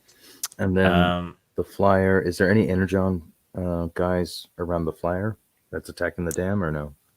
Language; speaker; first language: English; native; English